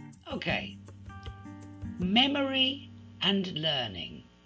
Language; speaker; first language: English; native; English